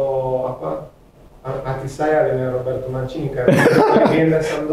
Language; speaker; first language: Indonesian; non-native, fluent; Italian